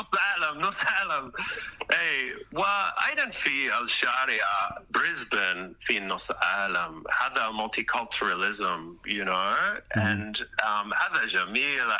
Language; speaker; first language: Arabic; non-native, learner; English